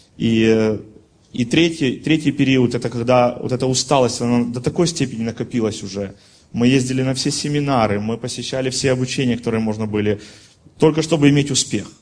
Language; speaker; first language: Russian; native; Russian